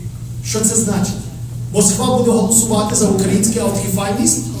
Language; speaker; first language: Ukrainian; early bilingual, heritage; Ukrainian